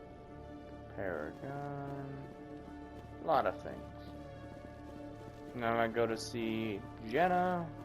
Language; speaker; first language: English; native; English